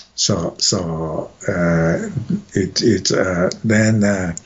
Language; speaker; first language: English; non-native, fluent; Chinese